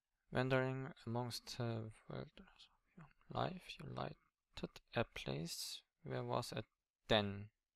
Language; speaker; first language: English; non-native, learner; German